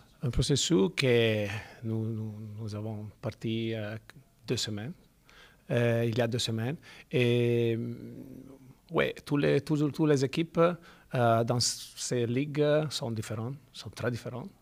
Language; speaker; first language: French; non-native, fluent; Italian